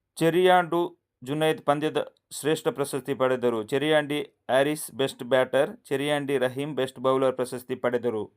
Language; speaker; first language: Kannada; non-native, local second language; Kodava